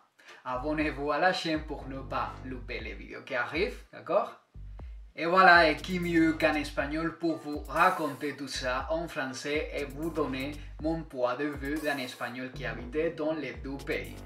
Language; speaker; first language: French; non-native, fluent; Spanish